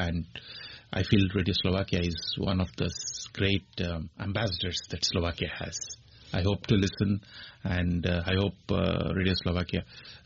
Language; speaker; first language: English; non-native, local second language; Kannada